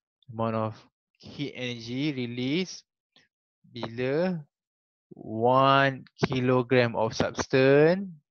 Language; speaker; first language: English; non-native, local second language; Malay